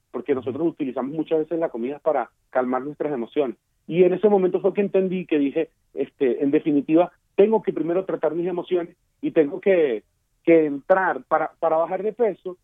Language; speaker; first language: Spanish; native; Spanish